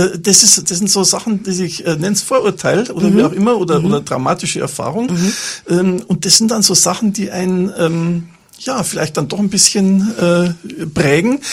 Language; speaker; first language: German; native; German